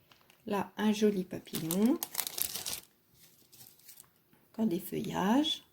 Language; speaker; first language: French; native; French